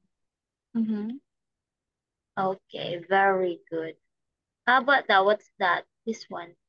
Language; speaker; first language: English; non-native, fluent; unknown